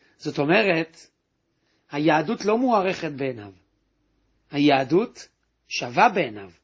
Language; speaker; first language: Hebrew; native; Hebrew